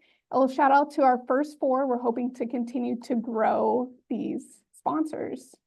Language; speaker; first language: English; native; English